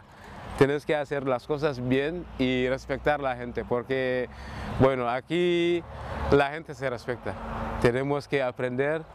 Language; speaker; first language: Spanish; non-native, learner; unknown